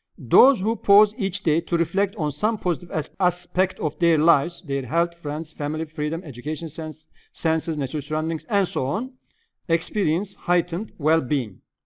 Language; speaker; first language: English; non-native, fluent; Turkish